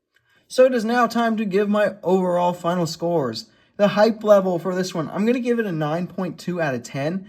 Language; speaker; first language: English; native; English